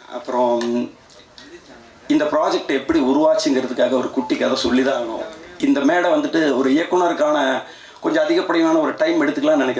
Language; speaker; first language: Tamil; native; Tamil